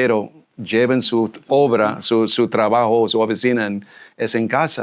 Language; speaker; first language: Spanish; non-native, fluent; English